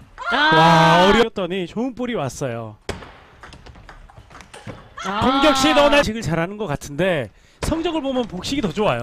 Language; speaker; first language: Korean; native; Korean